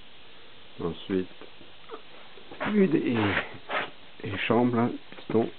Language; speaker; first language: French; native; French